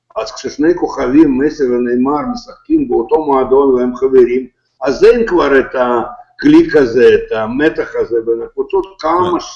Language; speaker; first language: Hebrew; non-native, fluent; Russian